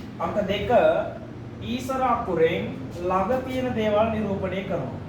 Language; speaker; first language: Sinhala; non-native, local second language; Tamil